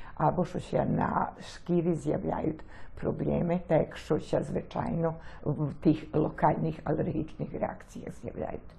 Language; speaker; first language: Ukrainian; early bilingual, heritage; Ukrainian